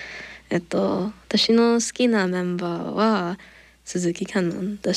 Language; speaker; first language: Japanese; non-native, learner; English